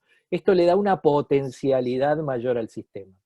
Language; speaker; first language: Spanish; native; Spanish